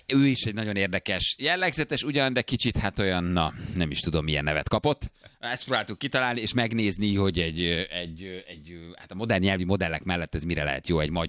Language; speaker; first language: Hungarian; native; Hungarian